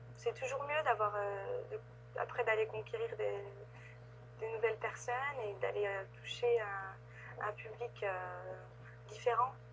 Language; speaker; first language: French; native; French